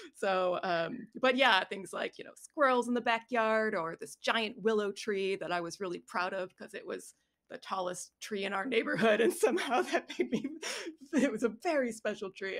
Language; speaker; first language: English; native; English